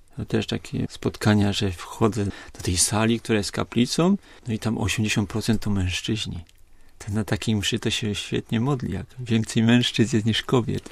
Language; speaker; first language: Polish; native; Polish